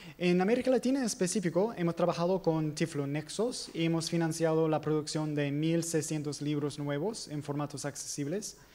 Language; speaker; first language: Spanish; non-native, fluent; English